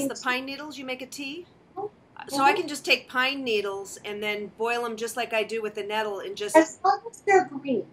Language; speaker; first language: English; native; English